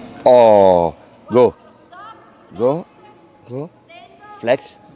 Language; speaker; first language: English; non-native, learner; Italian